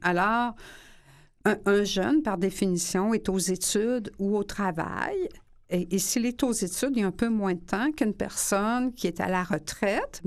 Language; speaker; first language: French; native; French